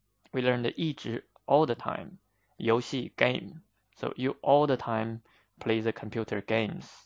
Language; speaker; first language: English; non-native, fluent; Chinese